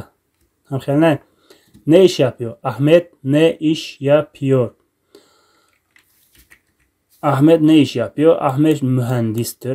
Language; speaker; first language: Turkish; non-native, learner; Tajik